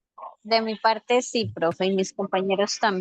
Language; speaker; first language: Spanish; native; Spanish